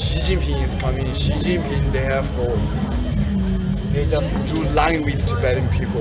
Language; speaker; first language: English; non-native, learner; Tibetan